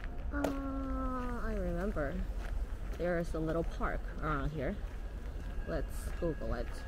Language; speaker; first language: English; non-native, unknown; Korean